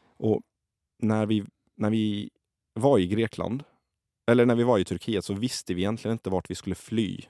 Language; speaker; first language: Swedish; early bilingual, other home language; Arabic